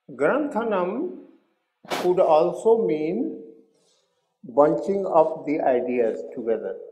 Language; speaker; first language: English; non-native, local second language; Hindi